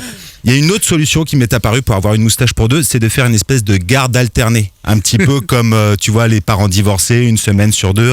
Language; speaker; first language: French; native; French